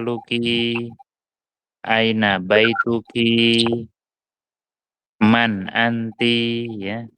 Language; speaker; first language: Arabic; non-native, fluent; Indonesian